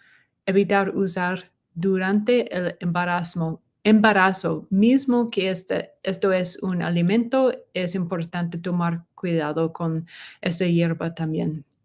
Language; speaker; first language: Spanish; non-native, learner; English